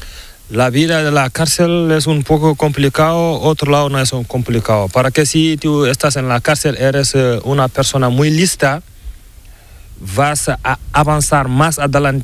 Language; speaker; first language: Spanish; non-native, learner; Fula